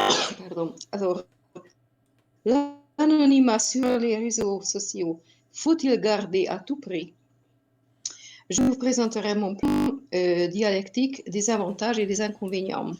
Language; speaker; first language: French; non-native, fluent; Hungarian